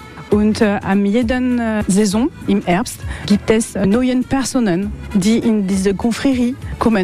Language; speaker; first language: German; non-native, learner; French